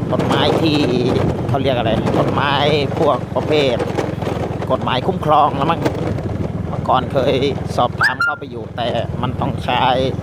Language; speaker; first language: Thai; non-native, local second language; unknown